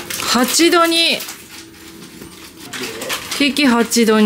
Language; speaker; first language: Japanese; native; Japanese